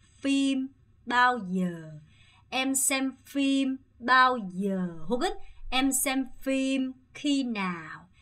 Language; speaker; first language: Vietnamese; non-native, fluent; Korean